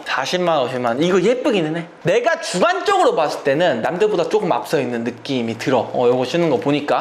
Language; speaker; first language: Korean; native; Korean